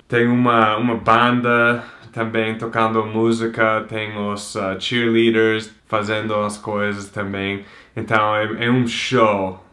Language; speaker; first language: Portuguese; non-native, fluent; English